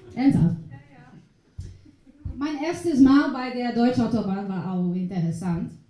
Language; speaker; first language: German; non-native, learner; Portuguese